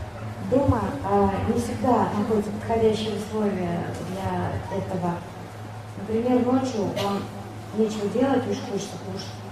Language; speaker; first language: Russian; native; Russian